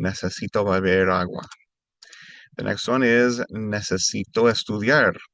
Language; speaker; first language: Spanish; non-native, fluent; English